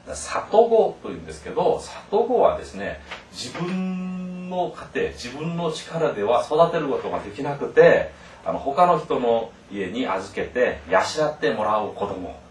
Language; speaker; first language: Japanese; non-native, fluent; Korean